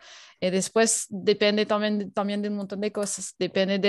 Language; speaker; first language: Spanish; non-native, fluent; French